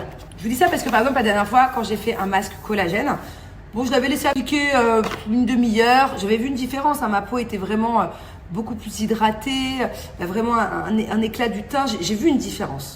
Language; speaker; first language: French; native; French